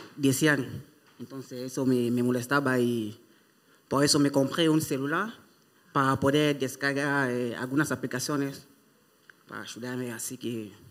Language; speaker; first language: Spanish; non-native, fluent; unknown